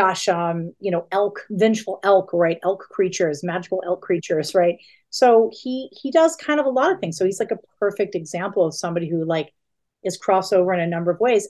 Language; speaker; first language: English; native; English